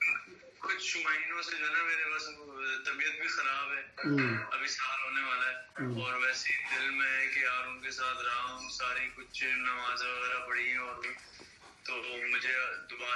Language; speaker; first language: Urdu; native; Urdu